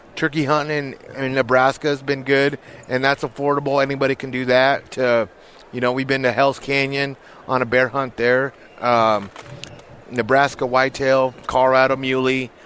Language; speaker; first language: English; native; English